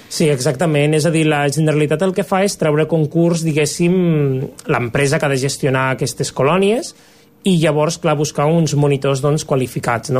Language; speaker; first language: Catalan; native; Catalan